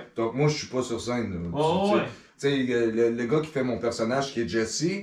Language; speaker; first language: French; native; French